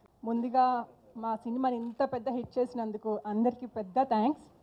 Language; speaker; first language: Telugu; non-native, learner; Malayalam